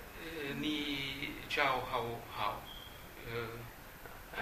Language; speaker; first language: Chinese; non-native, learner; Italian